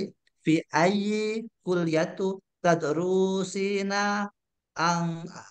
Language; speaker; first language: Arabic; non-native, learner; Indonesian